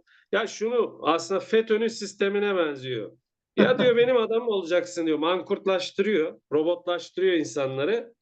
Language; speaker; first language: Turkish; native; Turkish